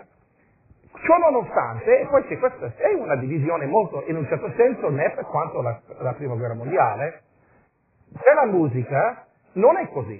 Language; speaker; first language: Italian; non-native, fluent; English